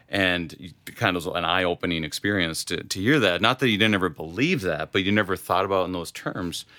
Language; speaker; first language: English; native; English